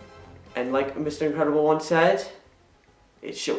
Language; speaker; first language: English; native; English